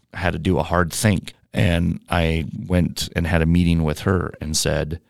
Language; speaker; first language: English; native; English